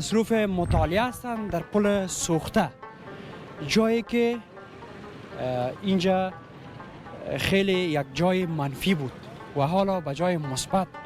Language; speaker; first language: Persian; native; Persian